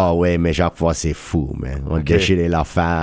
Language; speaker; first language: French; non-native, local second language; English